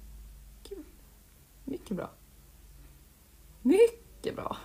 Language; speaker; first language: Swedish; early bilingual, other home language; Finnish